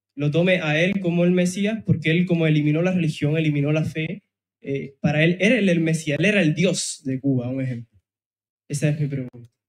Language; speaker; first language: Spanish; non-native, fluent; Italian